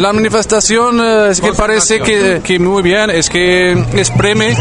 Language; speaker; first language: Spanish; non-native, learner; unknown